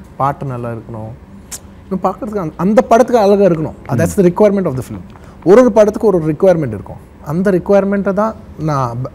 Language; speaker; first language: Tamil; non-native, local second language; Telugu